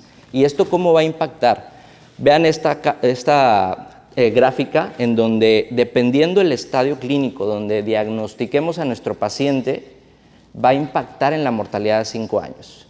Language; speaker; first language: Spanish; native; Spanish